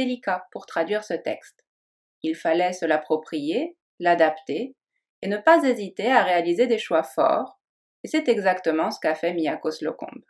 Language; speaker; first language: French; native; French